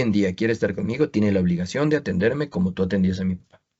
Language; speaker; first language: Spanish; native; Spanish